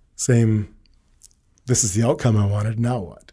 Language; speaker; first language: English; native; English